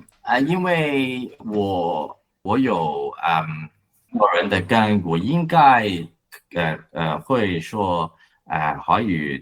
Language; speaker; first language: Chinese; non-native, learner; Cantonese